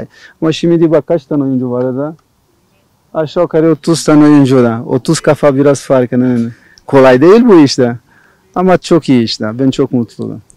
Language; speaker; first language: Turkish; non-native, learner; Portuguese